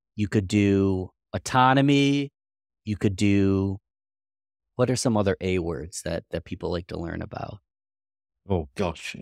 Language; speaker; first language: English; native; English